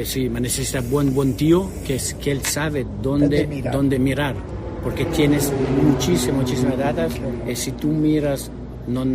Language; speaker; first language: Spanish; non-native, learner; Italian